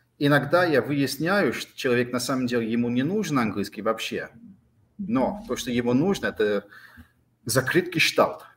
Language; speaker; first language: Russian; non-native, fluent; English